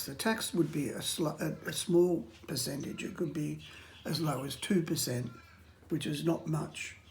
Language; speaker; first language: English; native; English